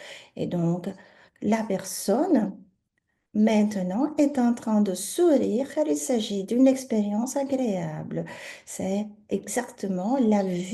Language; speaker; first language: French; native; French